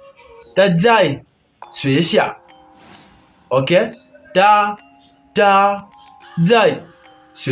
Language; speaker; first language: Chinese; non-native, learner; French